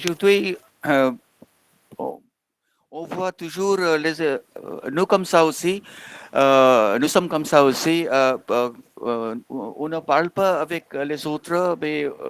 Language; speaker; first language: French; non-native, fluent; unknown